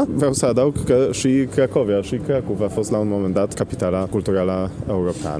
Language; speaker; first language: Romanian; non-native, fluent; Polish